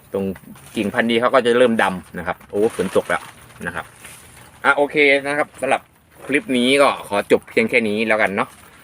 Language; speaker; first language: Thai; non-native, local second language; Northeastern Thai